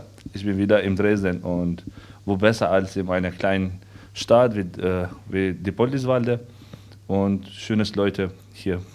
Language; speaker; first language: German; non-native, learner; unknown